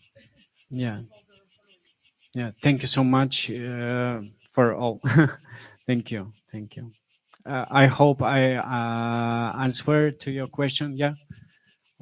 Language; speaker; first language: English; non-native, learner; Russian